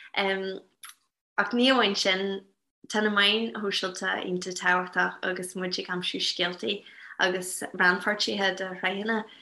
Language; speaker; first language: Irish; non-native, local second language; English